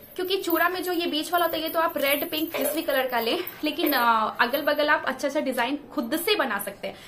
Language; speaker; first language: Hindi; native; Hindi